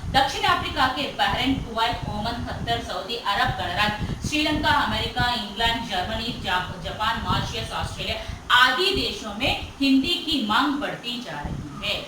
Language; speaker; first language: Hindi; non-native, local second language; Telugu